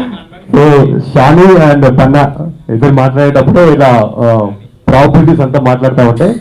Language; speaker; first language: Telugu; native; Telugu